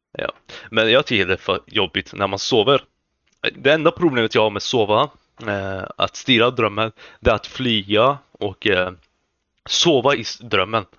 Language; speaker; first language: Swedish; early bilingual, other home language; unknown